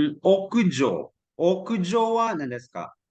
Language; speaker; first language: Japanese; non-native, fluent; Cebuano